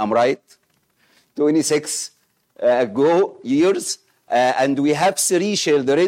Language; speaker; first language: English; non-native, fluent; Arabic